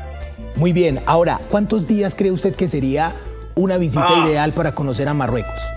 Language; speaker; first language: Spanish; native; Spanish